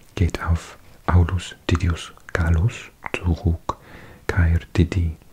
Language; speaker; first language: German; non-native, learner; English